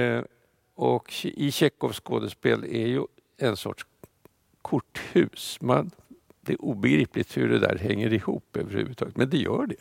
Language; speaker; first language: Swedish; non-native, fluent; Russian